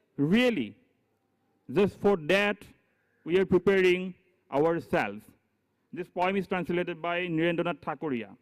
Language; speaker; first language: English; non-native, local second language; Assamese